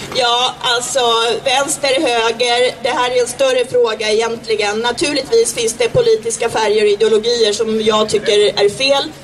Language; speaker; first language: Swedish; early bilingual, other home language; Czech